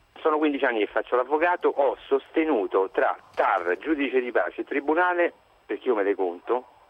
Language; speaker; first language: Italian; native; Italian